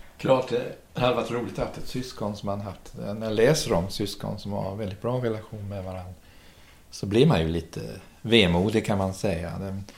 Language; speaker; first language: Swedish; early bilingual, other home language; German